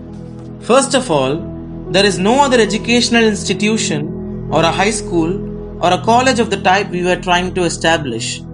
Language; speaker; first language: English; non-native, local second language; Tamil